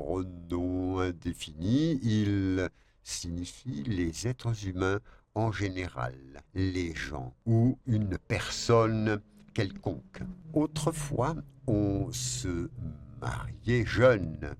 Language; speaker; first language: French; non-native, fluent; Spanish